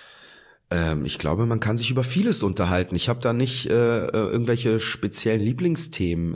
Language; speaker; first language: German; native; German